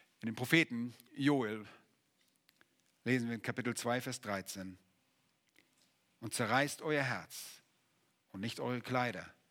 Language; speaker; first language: German; native; German